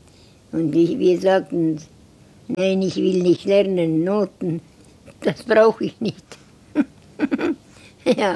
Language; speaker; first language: German; non-native, learner; Estonian